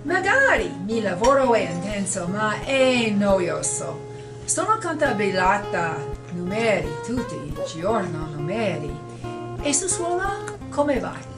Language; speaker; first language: Italian; non-native, learner; English